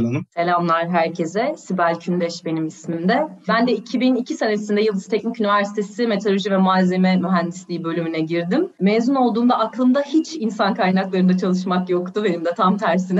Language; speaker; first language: Turkish; native; Turkish